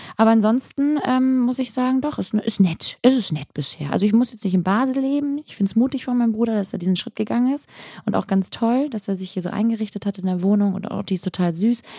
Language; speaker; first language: German; early bilingual, other home language; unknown